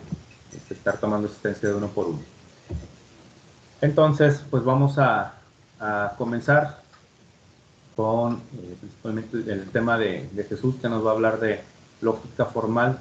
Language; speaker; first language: Spanish; native; Spanish